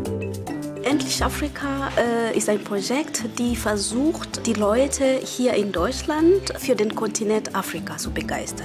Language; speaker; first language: German; non-native, fluent; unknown